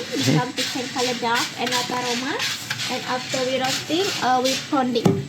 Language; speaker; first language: English; non-native, local second language; Indonesian